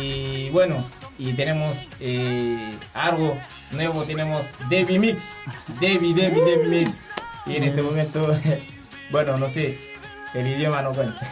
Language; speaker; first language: Spanish; non-native, learner; Haitian Creole